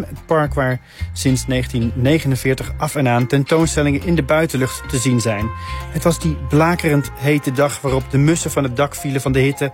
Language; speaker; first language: Dutch; native; Dutch